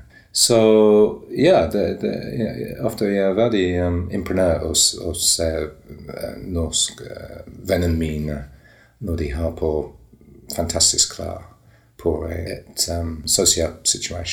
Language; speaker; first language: Norwegian; non-native, learner; English